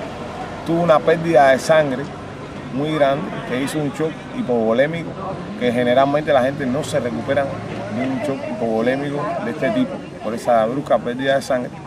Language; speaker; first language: Spanish; native; Spanish